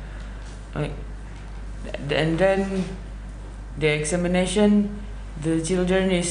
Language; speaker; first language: English; non-native, learner; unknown